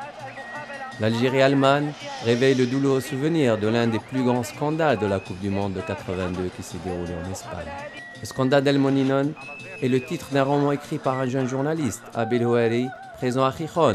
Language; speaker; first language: French; non-native, local second language; Arabic